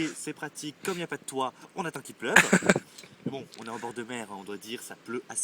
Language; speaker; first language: French; native; French